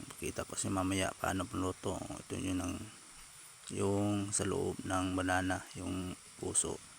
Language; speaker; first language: Filipino; non-native, local second language; Cebuano